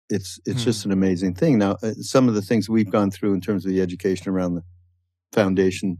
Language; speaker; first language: English; native; English